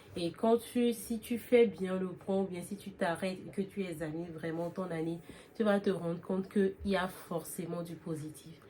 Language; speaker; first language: French; native; French